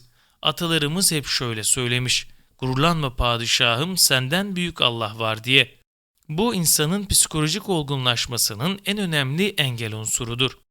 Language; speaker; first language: Turkish; native; Turkish